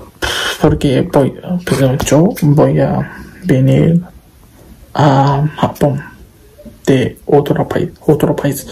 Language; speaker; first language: Spanish; non-native, learner; Japanese